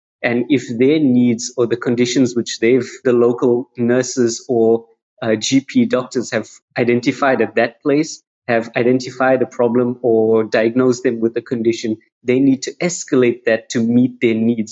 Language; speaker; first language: English; native; English